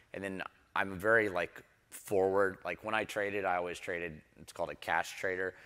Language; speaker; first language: English; native; English